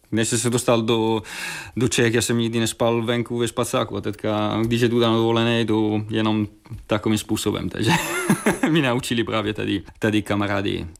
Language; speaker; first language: Czech; non-native, fluent; Italian